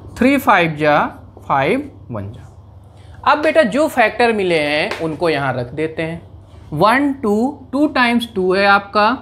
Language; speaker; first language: Hindi; native; Hindi